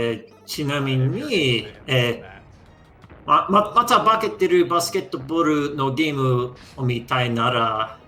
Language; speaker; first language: Japanese; non-native, learner; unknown